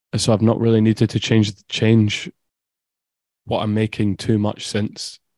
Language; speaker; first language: English; native; English